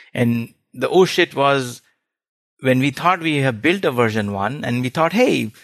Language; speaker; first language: English; non-native, local second language; Hindi